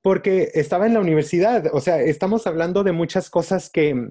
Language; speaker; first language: Spanish; early bilingual, other home language; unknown